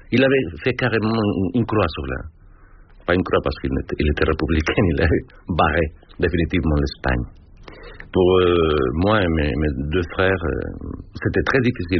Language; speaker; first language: French; non-native, fluent; Spanish